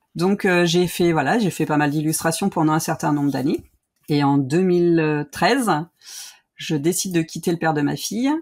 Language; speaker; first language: French; native; French